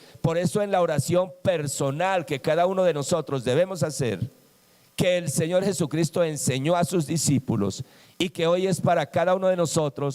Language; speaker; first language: Spanish; native; Spanish